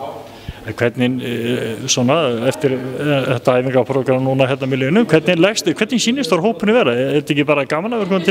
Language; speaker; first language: Icelandic; native; Icelandic